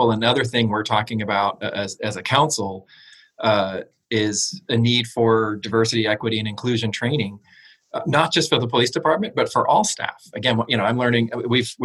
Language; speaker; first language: English; native; English